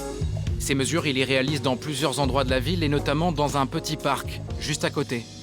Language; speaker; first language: French; native; French